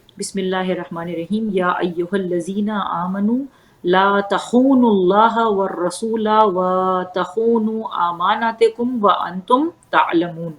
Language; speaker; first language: Urdu; native; Urdu